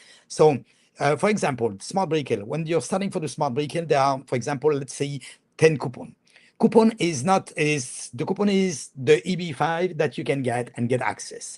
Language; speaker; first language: English; non-native, fluent; French